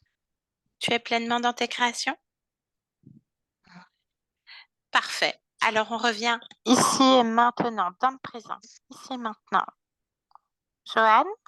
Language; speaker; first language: French; native; French